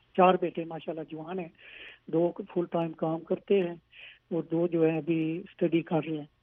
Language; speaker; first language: Urdu; non-native, local second language; Pahari-Potwari